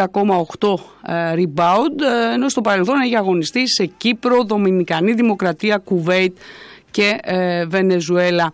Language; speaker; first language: Greek; native; Greek